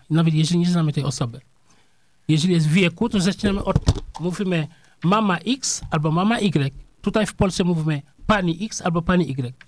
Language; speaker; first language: Polish; non-native, fluent; Serer